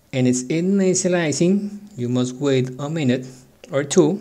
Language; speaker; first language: English; non-native, fluent; Spanish